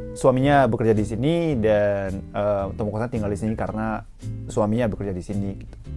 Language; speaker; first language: Indonesian; non-native, fluent; Japanese